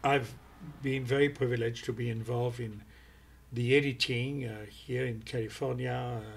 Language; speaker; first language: English; non-native, fluent; French